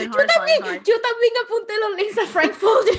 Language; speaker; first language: Spanish; early bilingual, heritage; Spanish